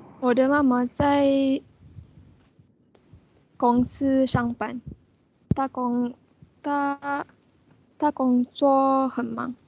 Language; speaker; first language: Chinese; non-native, learner; Malay